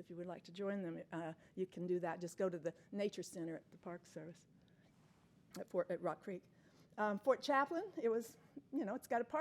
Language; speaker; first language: English; native; English